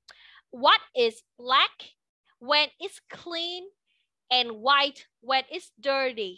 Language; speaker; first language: English; non-native, fluent; Vietnamese